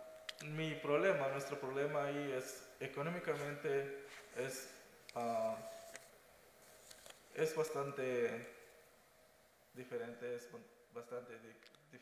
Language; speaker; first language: Spanish; non-native, local second language; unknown